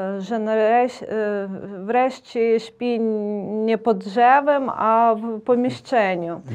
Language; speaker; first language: Ukrainian; native; Ukrainian